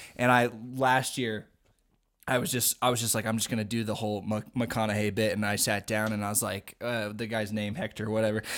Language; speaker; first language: English; native; English